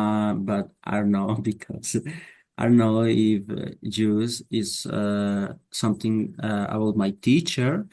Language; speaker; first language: English; non-native, learner; Spanish